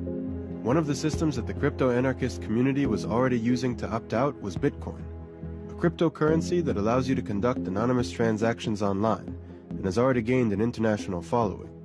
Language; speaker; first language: English; non-native, fluent; Hebrew